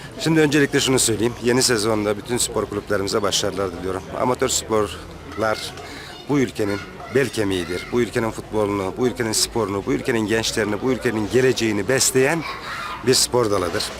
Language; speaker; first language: Turkish; native; Turkish